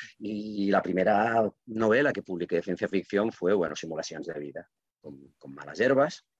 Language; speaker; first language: Spanish; non-native, local second language; Catalan